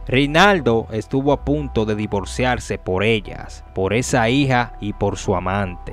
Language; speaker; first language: Spanish; native; Spanish